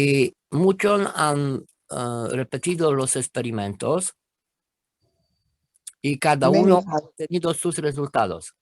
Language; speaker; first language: Spanish; non-native, fluent; Romanian